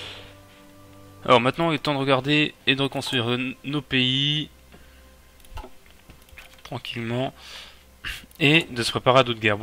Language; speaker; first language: French; native; French